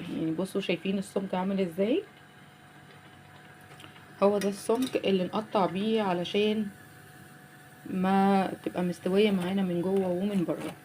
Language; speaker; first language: Arabic; native; Arabic